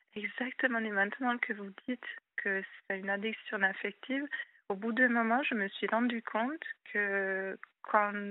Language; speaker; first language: French; non-native, fluent; Hungarian